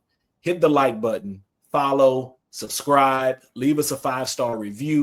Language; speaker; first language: English; native; English